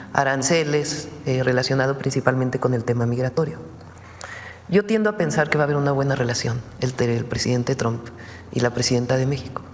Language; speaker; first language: Spanish; native; Spanish